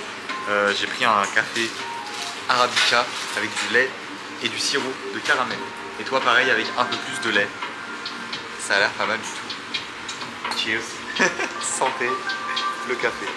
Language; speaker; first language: French; native; French